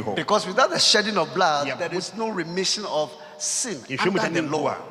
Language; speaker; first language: English; non-native, local second language; Ga